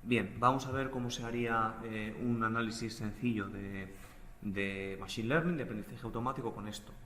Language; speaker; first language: Spanish; native; Spanish